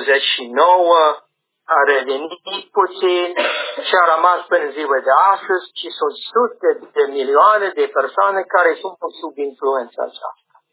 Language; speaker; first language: Romanian; non-native, learner; English